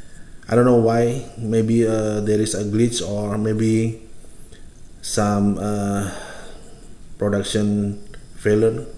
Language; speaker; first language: English; non-native, fluent; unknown